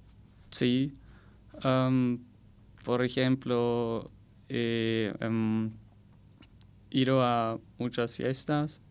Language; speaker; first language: Spanish; non-native, learner; German